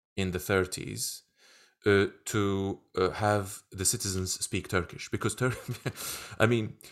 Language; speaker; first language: English; non-native, fluent; Turkish